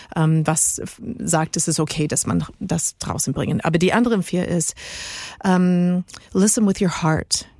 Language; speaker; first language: German; non-native, learner; Spanish